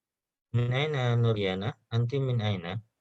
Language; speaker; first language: Arabic; non-native, fluent; Indonesian